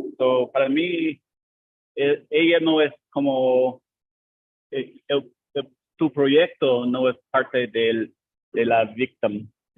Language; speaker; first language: Spanish; non-native, learner; English